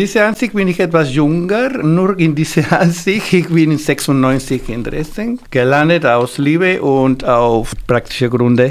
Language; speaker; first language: German; non-native, fluent; Spanish